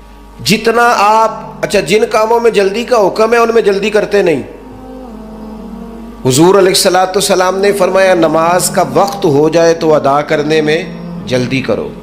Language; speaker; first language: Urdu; non-native, local second language; Punjabi